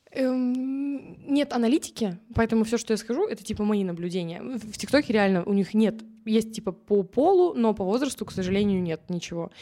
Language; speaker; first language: Russian; native; Russian